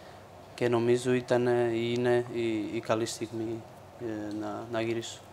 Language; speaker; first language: Greek; non-native, fluent; Portuguese